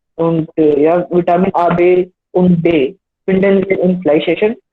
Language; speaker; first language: German; non-native, learner; Hindi